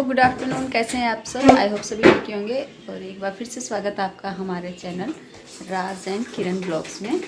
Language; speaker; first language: Hindi; native; Hindi